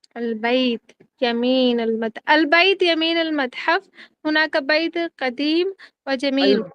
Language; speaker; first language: Arabic; non-native, learner; Urdu